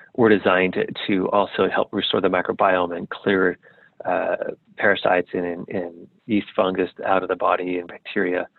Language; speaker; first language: English; native; English